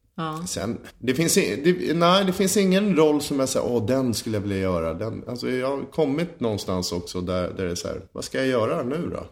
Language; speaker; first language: Swedish; native; Swedish